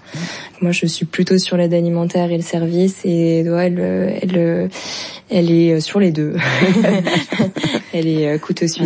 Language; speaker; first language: French; early bilingual, other home language; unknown